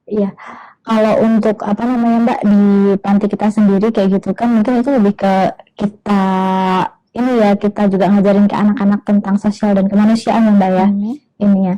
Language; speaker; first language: Indonesian; native; Indonesian